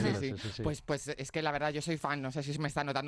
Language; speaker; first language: Spanish; native; Spanish